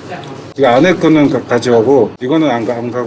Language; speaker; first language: Korean; non-native, learner; Mongolian